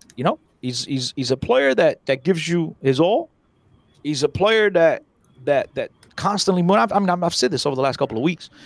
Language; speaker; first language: English; early bilingual, other home language; Portuguese